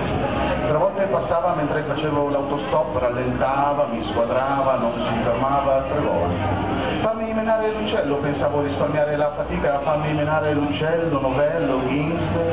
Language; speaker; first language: Italian; native; Italian